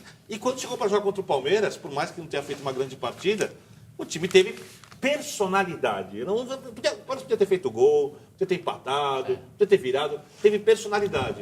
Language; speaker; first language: Portuguese; native; Portuguese